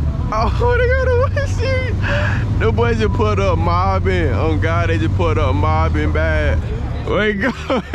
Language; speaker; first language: English; native; English